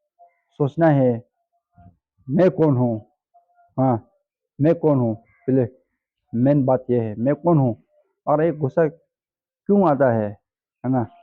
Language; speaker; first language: Hindi; non-native, fluent; Tibetan